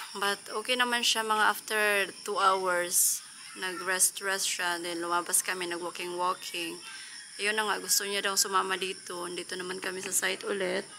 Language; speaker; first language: Filipino; non-native, local second language; Cebuano